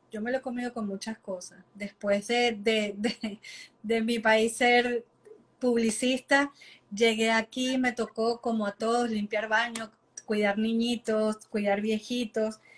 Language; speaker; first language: Spanish; native; Spanish